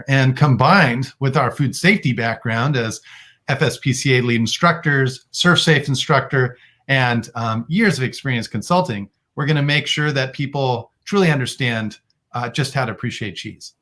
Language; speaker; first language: English; native; English